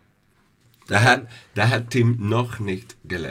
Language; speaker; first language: German; non-native, fluent; Spanish